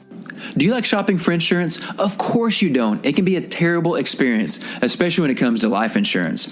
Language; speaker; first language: English; native; English